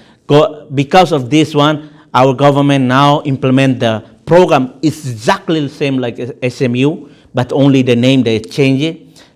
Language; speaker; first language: English; non-native, fluent; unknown